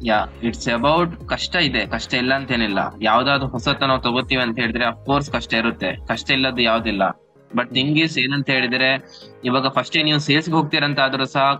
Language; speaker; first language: Kannada; native; Kannada